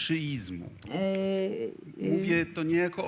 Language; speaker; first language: Polish; native; Polish